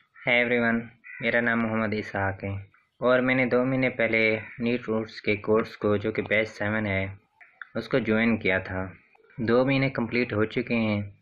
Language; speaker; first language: Urdu; non-native, local second language; Saraiki